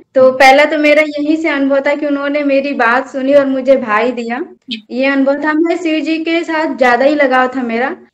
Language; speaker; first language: Hindi; native; Hindi